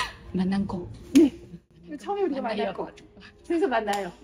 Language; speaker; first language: Korean; non-native, learner; Japanese